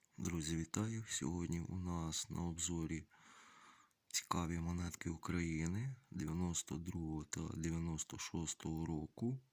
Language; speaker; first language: Ukrainian; native; Ukrainian